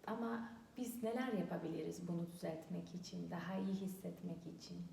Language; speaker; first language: Turkish; non-native, fluent; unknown